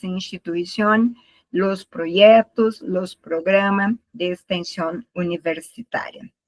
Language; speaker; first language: Spanish; non-native, learner; Portuguese